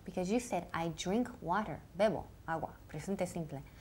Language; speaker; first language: English; native; English